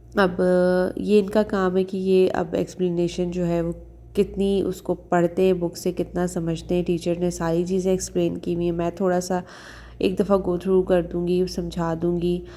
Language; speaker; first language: Urdu; native; Urdu